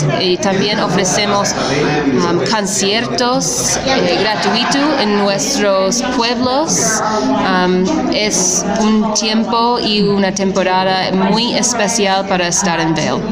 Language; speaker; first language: Spanish; non-native, fluent; English